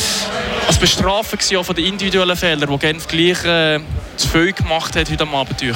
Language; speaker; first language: German; native; German